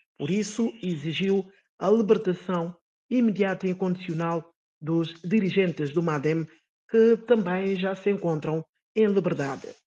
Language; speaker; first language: Portuguese; non-native, local second language; Upper Guinea Crioulo